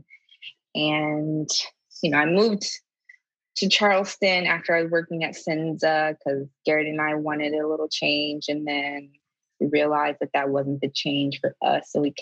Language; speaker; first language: English; native; English